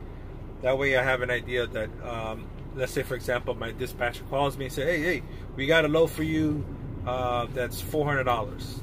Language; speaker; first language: English; native; English